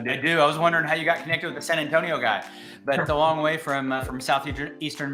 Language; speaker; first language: English; native; English